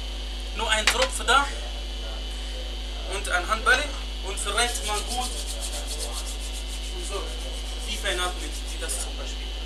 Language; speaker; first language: German; non-native, fluent; Arabic